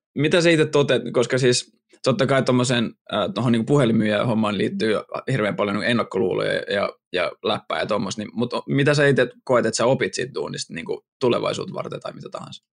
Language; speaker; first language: Finnish; native; Finnish